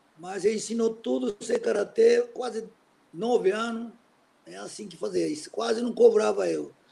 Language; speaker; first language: Portuguese; non-native, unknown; Japanese